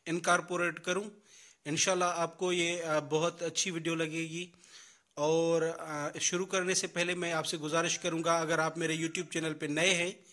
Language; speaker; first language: Urdu; non-native, local second language; Sindhi